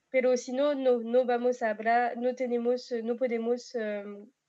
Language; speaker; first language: Spanish; non-native, fluent; French